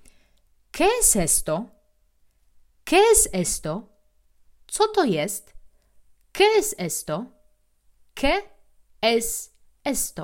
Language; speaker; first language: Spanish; non-native, fluent; Polish